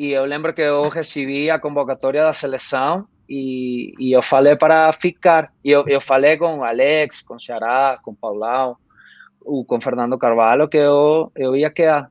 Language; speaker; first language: Portuguese; non-native, fluent; Spanish